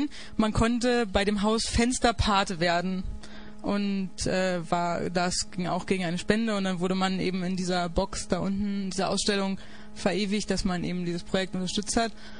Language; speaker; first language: German; native; German